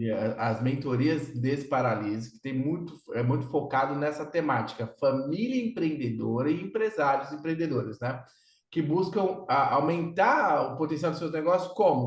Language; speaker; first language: Portuguese; native; Portuguese